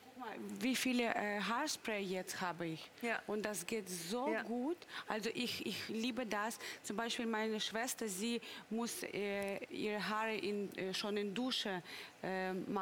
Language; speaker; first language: German; non-native, fluent; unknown